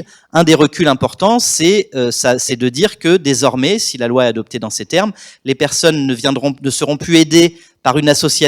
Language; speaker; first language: French; native; French